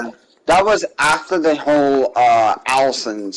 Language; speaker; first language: English; native; English